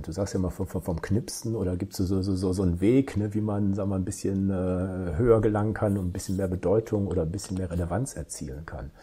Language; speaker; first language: German; native; German